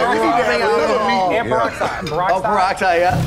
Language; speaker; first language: English; native; English